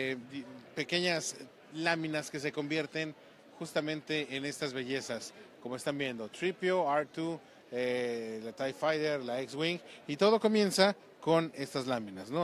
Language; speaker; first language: Spanish; native; Spanish